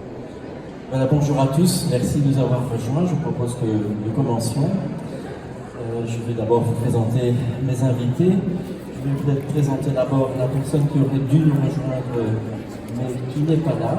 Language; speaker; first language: French; native; French